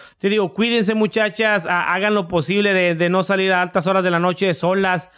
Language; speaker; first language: Spanish; early bilingual, heritage; English